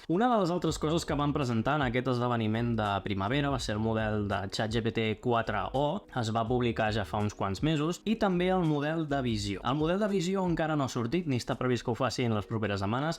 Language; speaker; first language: Catalan; native; Catalan